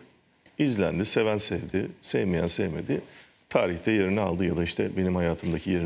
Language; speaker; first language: Turkish; native; Turkish